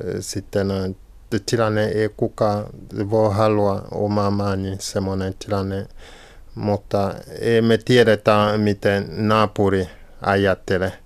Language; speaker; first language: Finnish; non-native, learner; French